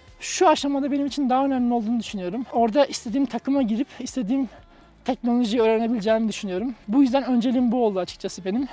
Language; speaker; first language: Turkish; native; Turkish